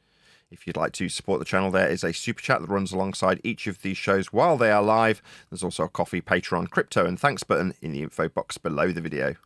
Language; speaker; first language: English; native; English